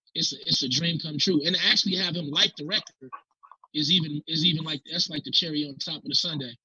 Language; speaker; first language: English; native; English